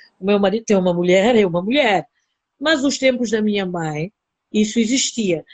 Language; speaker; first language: Portuguese; non-native, local second language; Upper Guinea Crioulo